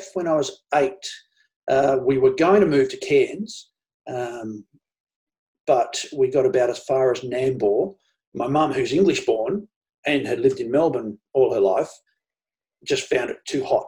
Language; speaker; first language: English; native; English